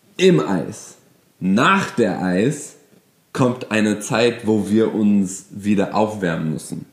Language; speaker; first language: German; non-native, fluent; English